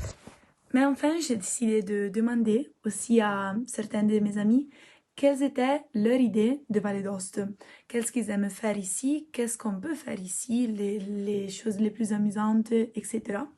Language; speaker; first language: French; non-native, local second language; Italian